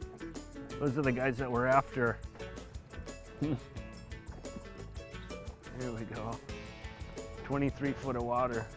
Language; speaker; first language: English; native; English